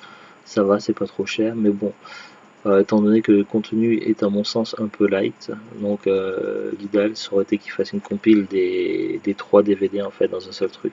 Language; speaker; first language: French; native; French